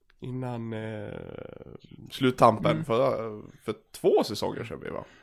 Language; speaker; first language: Swedish; native; Swedish